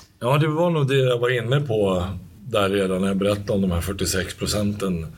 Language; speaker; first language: Swedish; native; Swedish